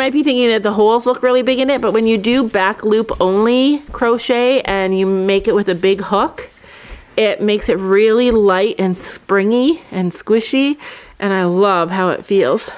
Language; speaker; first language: English; native; English